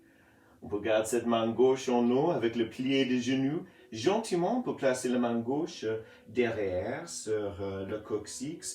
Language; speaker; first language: French; non-native, fluent; English